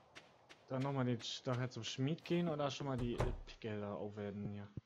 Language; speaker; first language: German; native; German